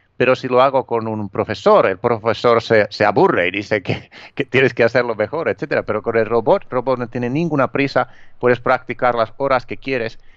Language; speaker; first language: Spanish; non-native, fluent; Finnish